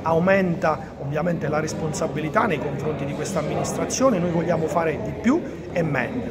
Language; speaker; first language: Italian; native; Italian